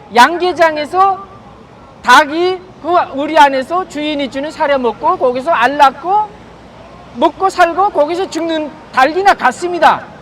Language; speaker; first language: Korean; native; Korean